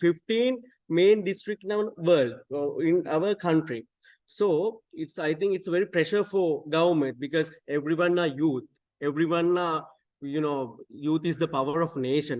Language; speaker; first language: English; non-native, local second language; Sinhala